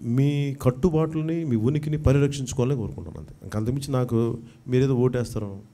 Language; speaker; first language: Telugu; native; Telugu